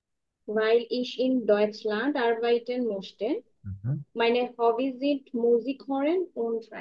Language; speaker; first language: German; non-native, learner; Bangla